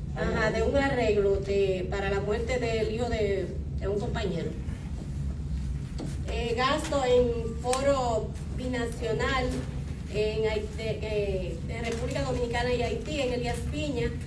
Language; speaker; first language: Spanish; native; Spanish